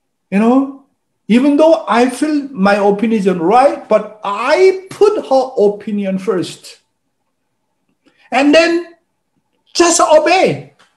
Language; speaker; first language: English; non-native, fluent; Korean